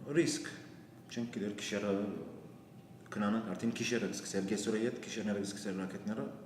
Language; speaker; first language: Armenian; early bilingual, heritage; Armenian